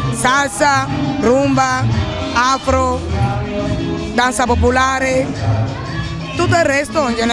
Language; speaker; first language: Italian; non-native, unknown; Spanish